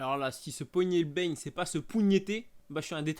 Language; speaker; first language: French; native; French